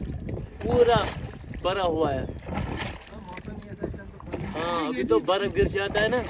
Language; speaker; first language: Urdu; non-native, local second language; Kashmiri